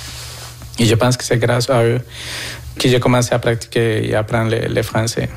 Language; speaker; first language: French; non-native, fluent; Spanish